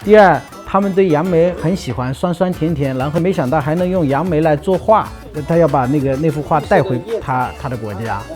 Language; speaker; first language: Chinese; native; Chinese